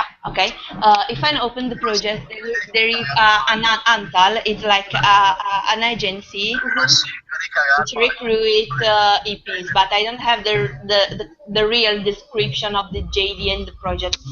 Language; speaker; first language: English; non-native, fluent; Italian